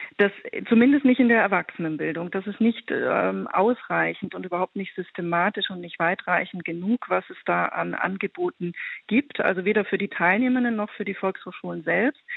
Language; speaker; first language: German; native; German